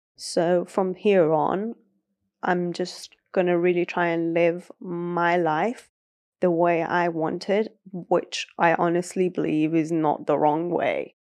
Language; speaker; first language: English; early bilingual, other home language; Persian